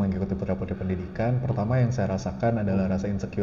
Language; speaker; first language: Indonesian; native; Indonesian